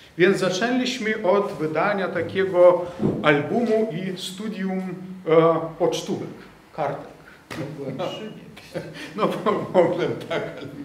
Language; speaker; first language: Polish; non-native, fluent; Lithuanian